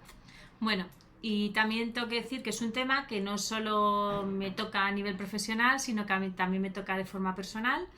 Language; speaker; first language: Spanish; native; Spanish